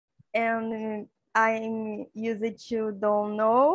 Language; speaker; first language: English; non-native, learner; Portuguese